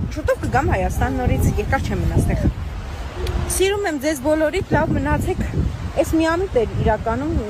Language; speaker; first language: Armenian; native; Armenian